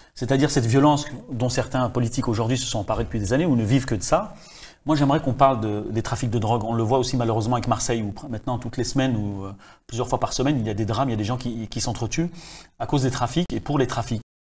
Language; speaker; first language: French; native; French